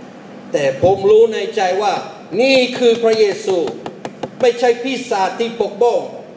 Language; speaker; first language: Thai; non-native, fluent; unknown